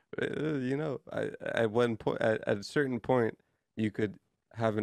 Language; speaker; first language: English; native; English